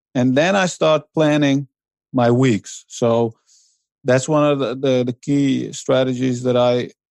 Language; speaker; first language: English; non-native, fluent; Dutch